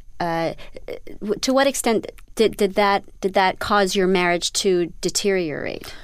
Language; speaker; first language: English; native; English